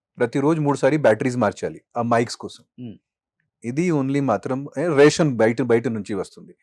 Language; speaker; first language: Telugu; non-native, fluent; Hindi